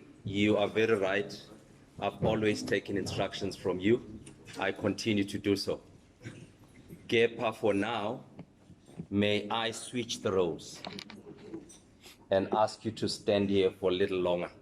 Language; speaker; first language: English; non-native, local second language; Zulu